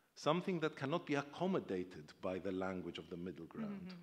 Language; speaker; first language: English; non-native, fluent; Greek